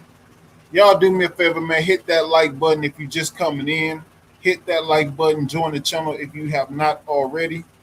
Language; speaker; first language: English; native; English